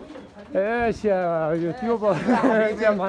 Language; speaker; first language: Arabic; native; Arabic